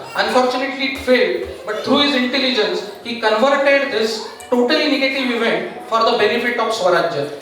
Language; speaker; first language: English; non-native, local second language; Marathi